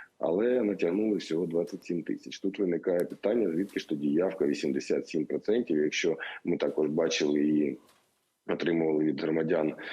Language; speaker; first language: Ukrainian; non-native, local second language; Russian